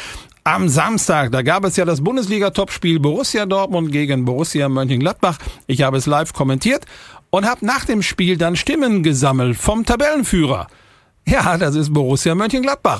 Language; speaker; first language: German; native; German